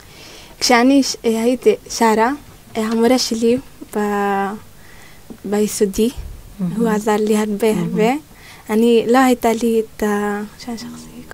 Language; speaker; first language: Hebrew; non-native, local second language; Arabic